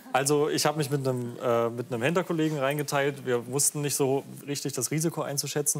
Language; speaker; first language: German; native; German